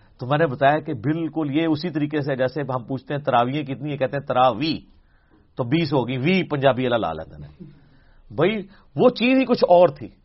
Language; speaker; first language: Urdu; non-native, local second language; Punjabi